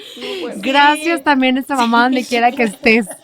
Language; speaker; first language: Spanish; native; Spanish